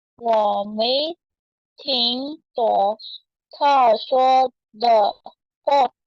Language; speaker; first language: Chinese; non-native, learner; Urdu